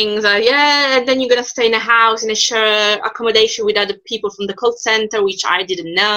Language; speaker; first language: English; non-native, fluent; Italian